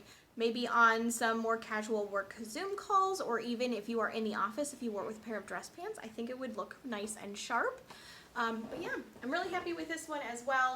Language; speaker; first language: English; native; English